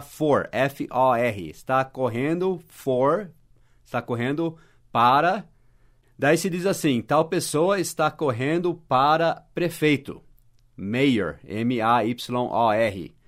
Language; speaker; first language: Portuguese; non-native, fluent; English